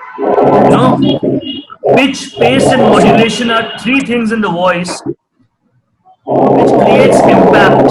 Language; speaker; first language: English; non-native, local second language; Hindi